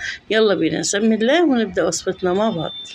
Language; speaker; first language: Arabic; native; Arabic